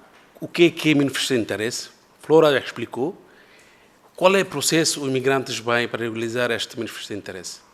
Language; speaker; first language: Portuguese; non-native, learner; Bangla